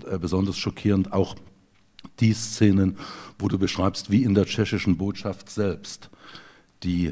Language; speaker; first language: German; native; German